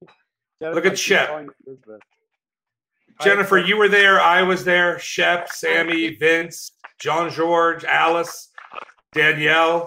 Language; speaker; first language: English; native; English